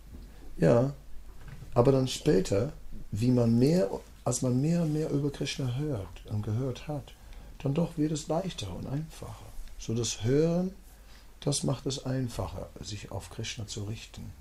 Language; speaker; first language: German; non-native, fluent; Dutch